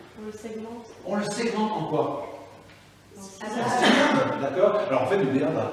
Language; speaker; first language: French; native; French